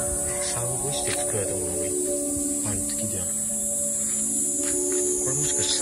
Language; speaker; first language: Japanese; native; Japanese